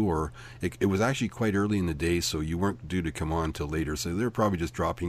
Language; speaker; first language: English; native; English